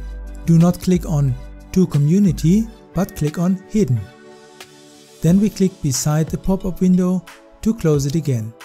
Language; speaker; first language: English; non-native, fluent; German